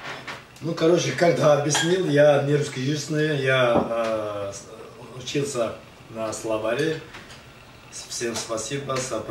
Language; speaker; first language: Russian; non-native, learner; Azerbaijani